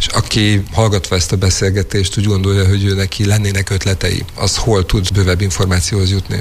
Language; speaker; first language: Hungarian; native; Hungarian